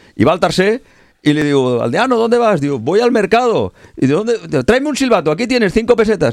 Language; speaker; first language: Spanish; non-native, local second language; Catalan